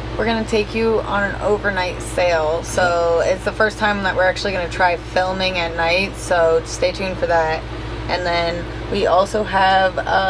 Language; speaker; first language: English; native; English